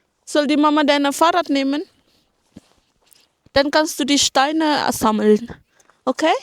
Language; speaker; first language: German; non-native, fluent; Indonesian